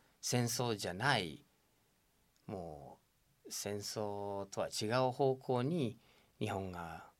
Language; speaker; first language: Japanese; non-native, fluent; English